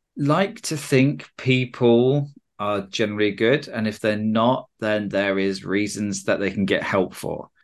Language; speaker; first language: English; native; English